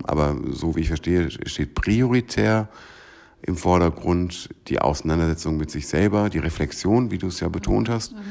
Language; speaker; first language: German; native; German